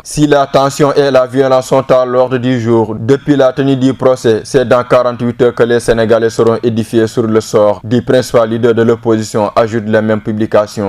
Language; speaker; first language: French; non-native, local second language; Wolof